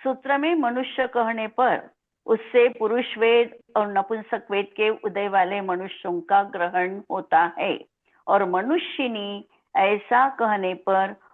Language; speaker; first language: Hindi; non-native, local second language; Marathi